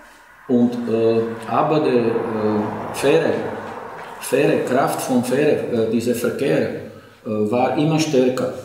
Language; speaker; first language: German; non-native, learner; Slovak